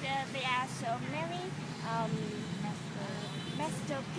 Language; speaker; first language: English; non-native, learner; Vietnamese